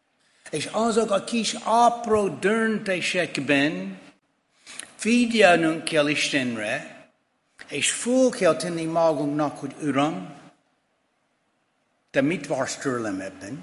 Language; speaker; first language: Hungarian; non-native, fluent; English